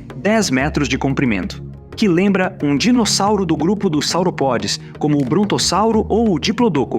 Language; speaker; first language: Portuguese; native; Portuguese